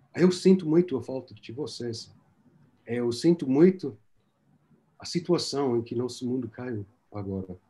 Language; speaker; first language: Portuguese; non-native, fluent; English